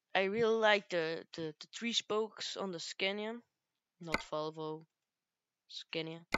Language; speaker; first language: English; non-native, learner; Dutch